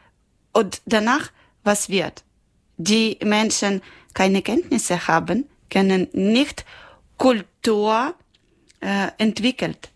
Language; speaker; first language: German; non-native, learner; Ukrainian